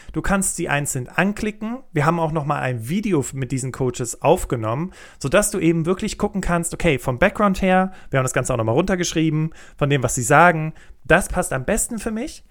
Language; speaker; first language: German; native; German